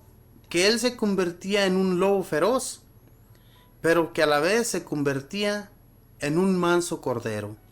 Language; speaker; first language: Spanish; native; Spanish